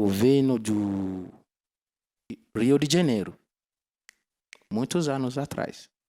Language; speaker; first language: Portuguese; non-native, learner; Yoruba